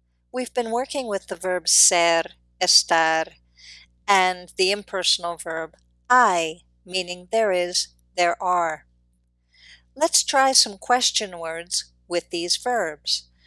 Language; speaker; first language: English; native; English